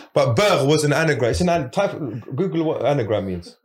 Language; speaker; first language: English; early bilingual, other home language; Arabic